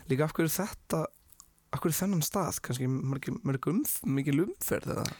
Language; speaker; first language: Icelandic; early bilingual, heritage; Icelandic